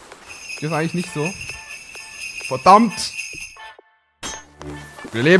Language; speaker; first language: German; native; German